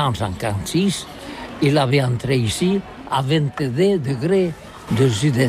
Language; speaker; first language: French; non-native, learner; Catalan